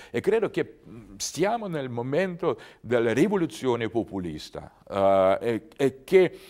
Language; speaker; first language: Italian; non-native, learner; Russian